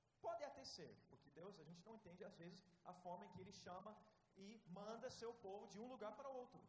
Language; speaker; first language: Portuguese; non-native, fluent; English